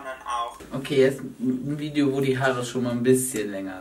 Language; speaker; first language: German; native; German